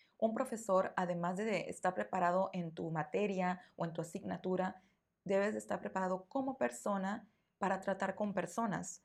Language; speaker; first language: Spanish; native; Spanish